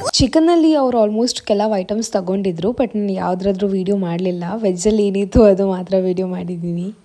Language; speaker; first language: Kannada; non-native, local second language; Tulu